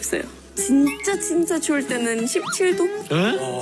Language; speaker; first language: Korean; non-native, fluent; Indonesian